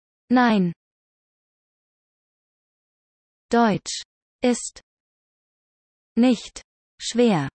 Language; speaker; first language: German; non-native, learner; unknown